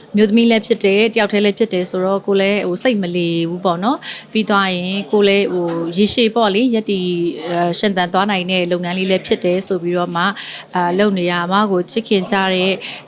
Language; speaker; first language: Burmese; native; Burmese